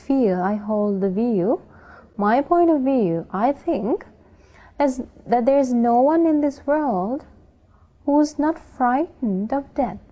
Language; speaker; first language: English; non-native, local second language; Sinhala